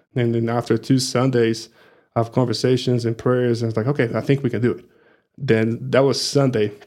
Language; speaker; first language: English; non-native, fluent; Portuguese